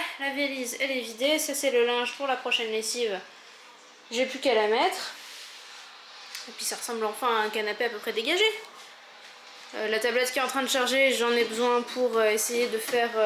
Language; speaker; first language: French; native; French